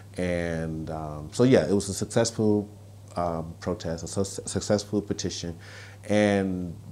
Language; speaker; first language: English; native; English